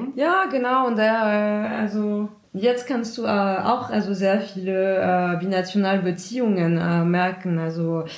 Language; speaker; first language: German; non-native, fluent; French